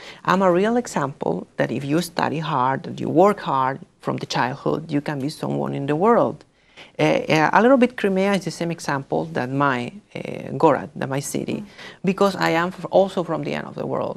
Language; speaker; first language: English; non-native, fluent; Spanish